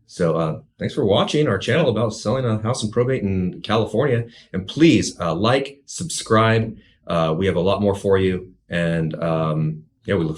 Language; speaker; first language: English; native; English